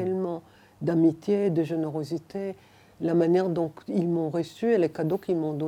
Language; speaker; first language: French; non-native, fluent; Hebrew